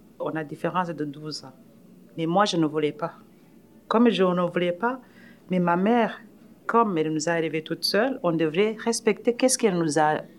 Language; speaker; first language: French; non-native, local second language; Rundi